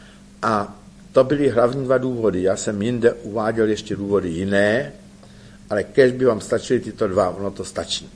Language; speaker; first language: Czech; native; Czech